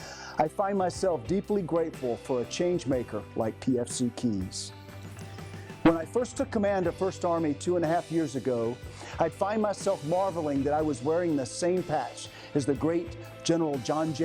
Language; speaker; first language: English; native; English